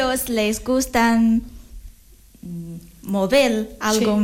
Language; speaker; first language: Spanish; non-native, learner; Chinese